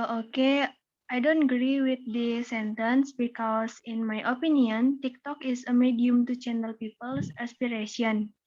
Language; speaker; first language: English; non-native, fluent; Indonesian